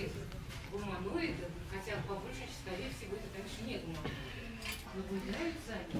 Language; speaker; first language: Russian; native; Russian